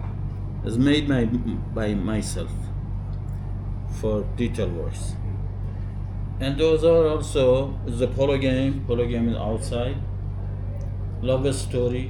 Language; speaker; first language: English; non-native, learner; Persian